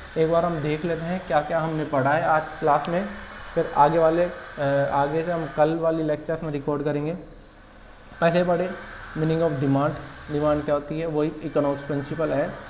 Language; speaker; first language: Hindi; native; Hindi